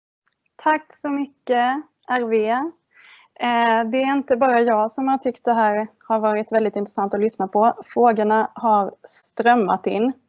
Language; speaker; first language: Swedish; native; Swedish